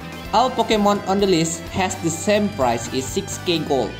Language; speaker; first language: English; non-native, learner; Indonesian